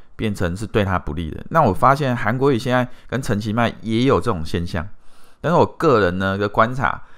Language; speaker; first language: Chinese; native; Chinese